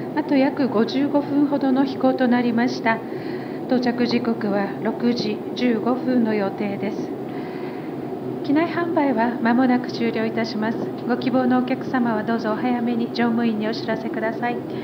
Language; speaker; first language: Japanese; native; Japanese